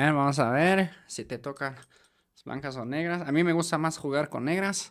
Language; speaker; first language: Spanish; native; Spanish